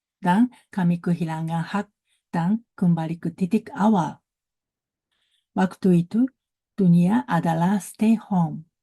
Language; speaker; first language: Indonesian; non-native, learner; Japanese